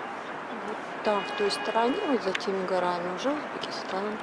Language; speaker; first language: Russian; native; Russian